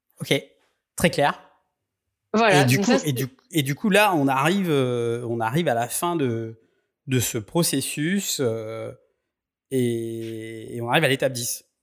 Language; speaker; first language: French; native; French